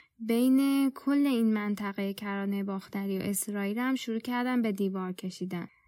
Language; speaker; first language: Persian; native; Persian